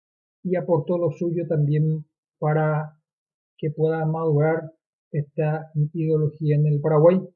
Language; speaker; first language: Spanish; native; Spanish